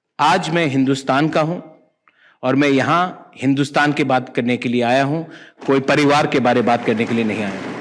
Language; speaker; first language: Hindi; non-native, local second language; Kok Borok